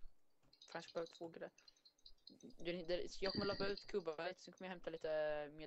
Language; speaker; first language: Swedish; native; Swedish